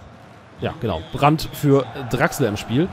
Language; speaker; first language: German; native; German